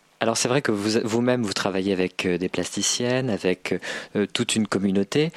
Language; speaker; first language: French; native; French